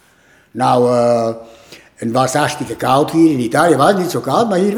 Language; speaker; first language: Dutch; non-native, learner; Italian